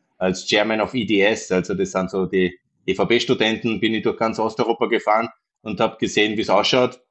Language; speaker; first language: German; native; German